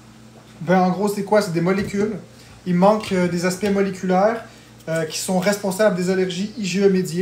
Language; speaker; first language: French; native; French